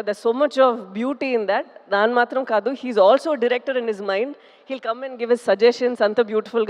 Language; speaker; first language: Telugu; non-native, local second language; Tamil